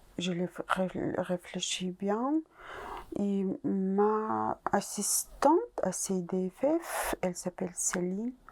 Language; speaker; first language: French; non-native, learner; Russian